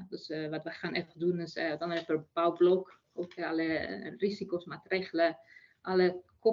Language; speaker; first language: Dutch; non-native, fluent; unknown